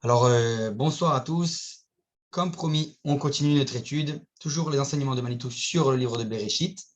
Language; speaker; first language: French; native; French